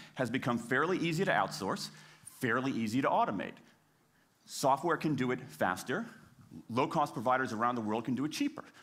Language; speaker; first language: English; native; English